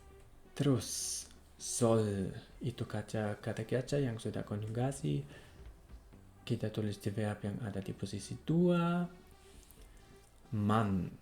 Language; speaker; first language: Indonesian; non-native, fluent; German